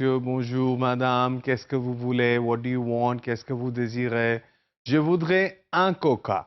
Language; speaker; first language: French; non-native, fluent; Urdu